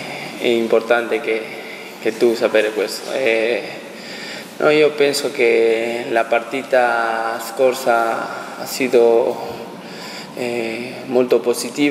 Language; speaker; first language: Italian; non-native, learner; Spanish